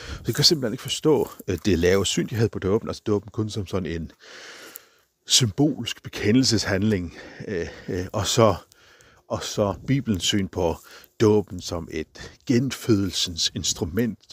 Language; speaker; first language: Danish; non-native, local second language; Faroese